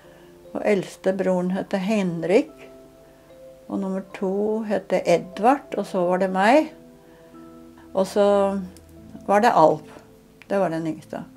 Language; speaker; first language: Norwegian; native; Norwegian